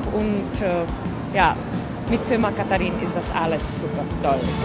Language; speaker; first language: German; non-native, learner; Czech